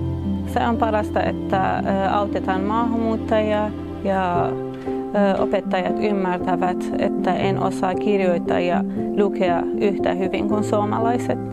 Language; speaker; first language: Finnish; non-native, learner; Persian